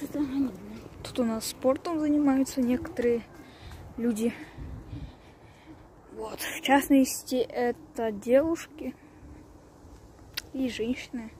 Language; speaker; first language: Russian; non-native, local second language; Kyrgyz